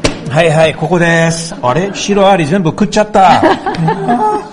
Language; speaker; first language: Japanese; non-native, learner; English